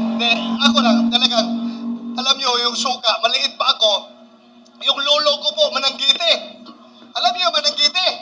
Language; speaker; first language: Filipino; non-native, local second language; Cebuano